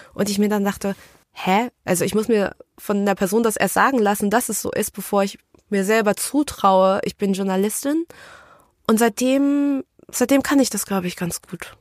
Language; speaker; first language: German; early bilingual, other home language; Vietnamese